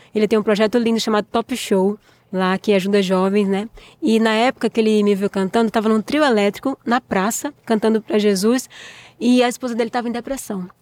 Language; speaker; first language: Portuguese; native; Portuguese